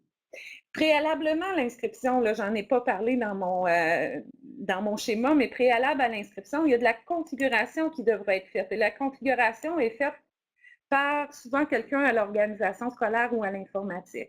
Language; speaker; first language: French; native; French